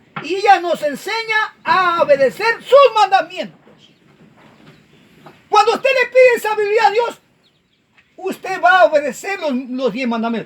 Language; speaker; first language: Spanish; native; Spanish